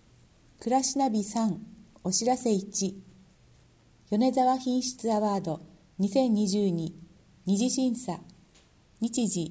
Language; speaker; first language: Japanese; native; Japanese